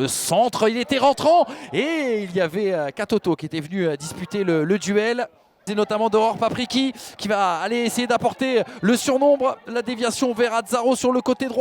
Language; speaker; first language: French; native; French